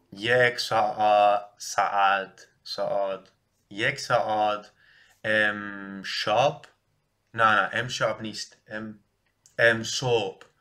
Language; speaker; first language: Persian; non-native, learner; Dutch